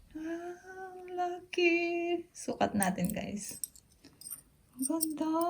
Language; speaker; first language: Filipino; native; Filipino